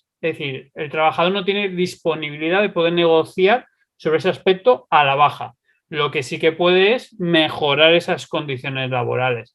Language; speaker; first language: Spanish; native; Spanish